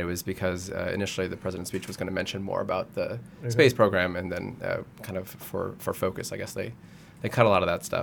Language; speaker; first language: English; native; English